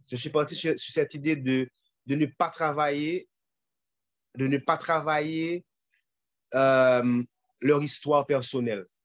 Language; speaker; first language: French; non-native, local second language; Haitian Creole